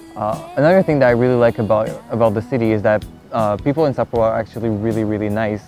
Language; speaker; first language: English; non-native, fluent; French